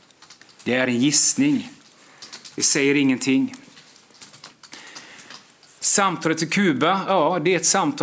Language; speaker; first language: Swedish; native; Swedish